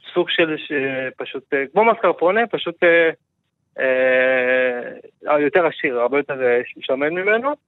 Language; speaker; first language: Hebrew; non-native, fluent; Turkish